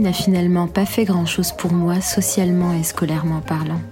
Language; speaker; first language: French; non-native, local second language; Arabic